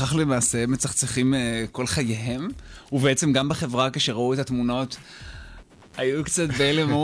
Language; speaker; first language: Hebrew; native; Hebrew